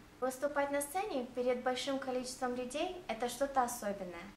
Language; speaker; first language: Russian; early bilingual, heritage; Russian